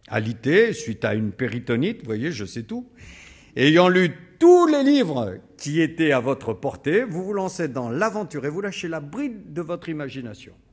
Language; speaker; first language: French; native; French